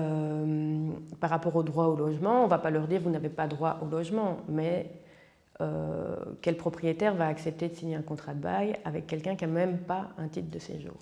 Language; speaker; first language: French; native; French